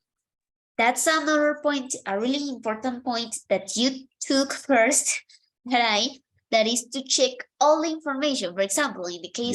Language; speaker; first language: English; non-native, fluent; Spanish